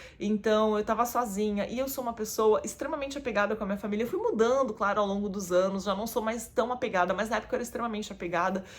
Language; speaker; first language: Portuguese; native; Portuguese